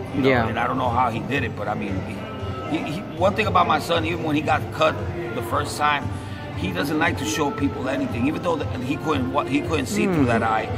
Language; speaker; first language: English; native; English